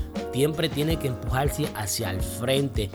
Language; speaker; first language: Spanish; early bilingual, heritage; Spanish